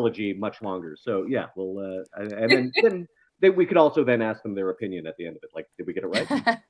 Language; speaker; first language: English; native; English